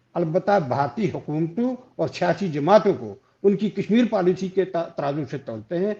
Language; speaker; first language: Urdu; non-native, local second language; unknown